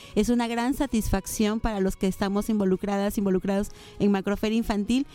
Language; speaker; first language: Spanish; native; Spanish